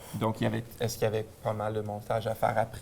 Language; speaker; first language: French; native; French